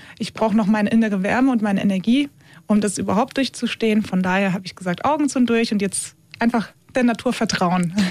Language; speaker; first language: German; early bilingual, other home language; Turkish